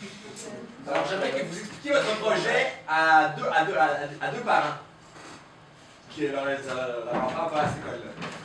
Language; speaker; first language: French; native; French